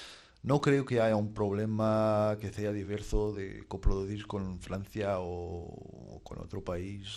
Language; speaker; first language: Spanish; non-native, fluent; Portuguese